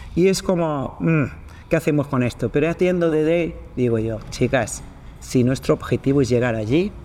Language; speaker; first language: Spanish; non-native, fluent; Swedish